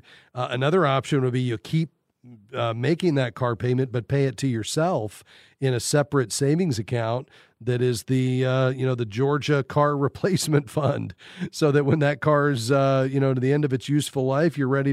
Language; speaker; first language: English; native; English